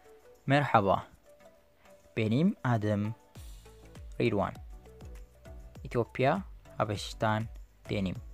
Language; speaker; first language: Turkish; non-native, learner; Amharic